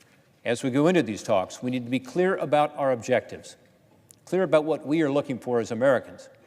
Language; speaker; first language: English; native; English